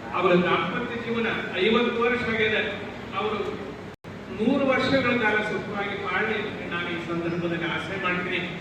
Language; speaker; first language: Kannada; native; Kannada